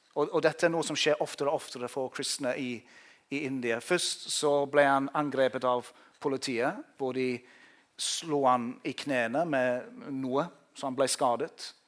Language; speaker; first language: Norwegian; non-native, fluent; English